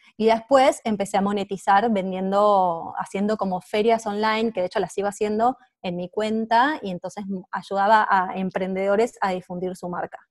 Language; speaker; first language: Spanish; native; Spanish